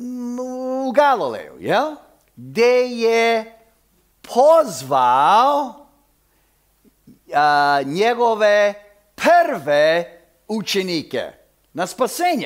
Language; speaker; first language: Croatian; early bilingual, heritage; Croatian